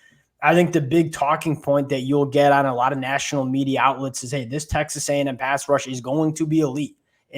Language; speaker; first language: English; native; English